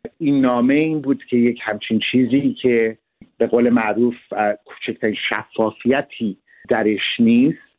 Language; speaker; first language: Persian; early bilingual, heritage; Persian